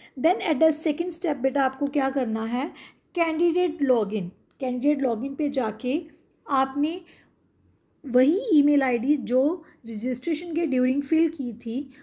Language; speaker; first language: Hindi; non-native, local second language; Punjabi